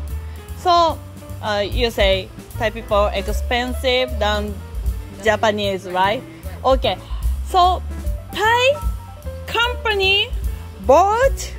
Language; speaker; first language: English; non-native, learner; Thai